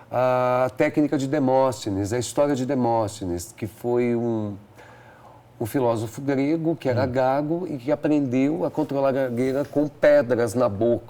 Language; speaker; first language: Portuguese; native; Portuguese